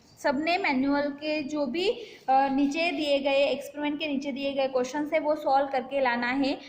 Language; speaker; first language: Hindi; non-native, local second language; Marathi